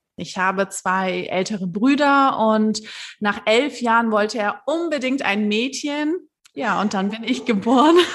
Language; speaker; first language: German; early bilingual, other home language; Turkish